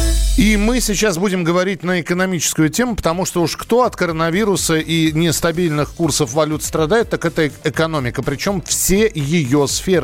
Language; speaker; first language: Russian; native; Russian